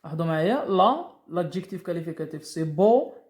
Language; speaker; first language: French; non-native, local second language; Arabic